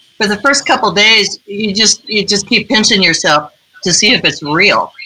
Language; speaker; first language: English; native; English